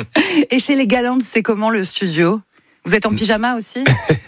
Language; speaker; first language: French; native; French